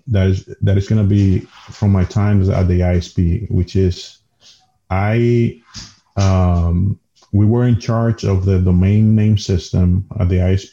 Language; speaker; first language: English; non-native, fluent; Spanish